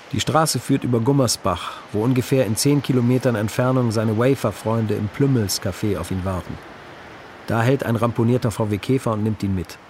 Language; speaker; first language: German; native; German